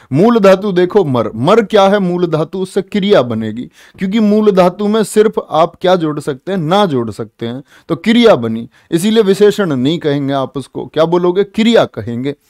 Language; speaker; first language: Hindi; native; Hindi